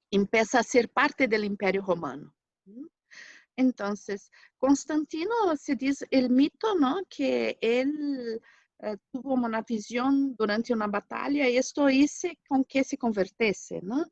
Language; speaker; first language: Spanish; non-native, fluent; Portuguese